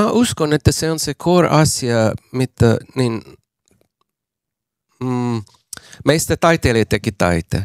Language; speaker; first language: Finnish; non-native, learner; English